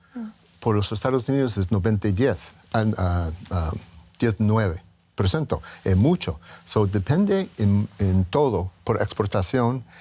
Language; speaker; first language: Spanish; non-native, learner; English